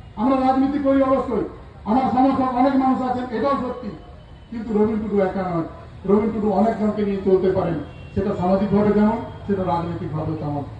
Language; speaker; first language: Bangla; non-native, local second language; Santali